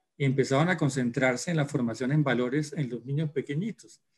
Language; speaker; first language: Spanish; native; Spanish